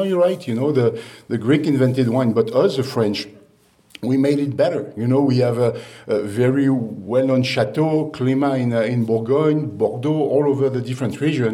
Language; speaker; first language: English; non-native, fluent; French